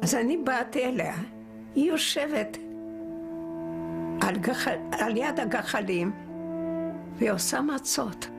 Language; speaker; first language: Hebrew; non-native, fluent; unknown